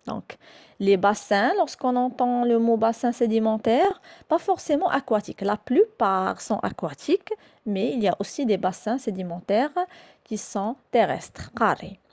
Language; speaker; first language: French; non-native, local second language; Arabic